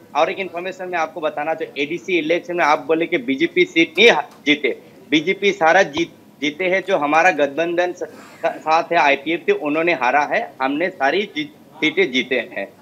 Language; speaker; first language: Hindi; non-native, local second language; Kok Borok